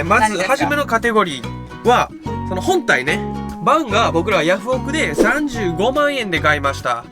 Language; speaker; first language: Japanese; native; Japanese